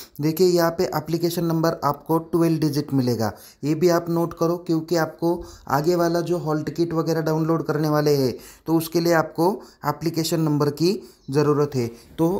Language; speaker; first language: Hindi; non-native, local second language; Marathi